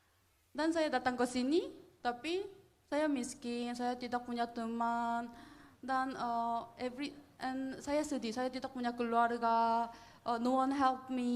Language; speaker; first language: Indonesian; non-native, fluent; Korean